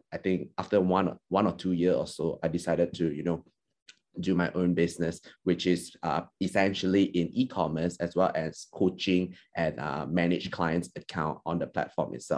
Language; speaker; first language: English; non-native, local second language; Chinese